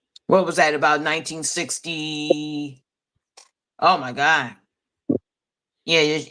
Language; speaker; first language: English; native; English